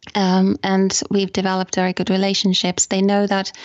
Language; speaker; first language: English; non-native, fluent; Finnish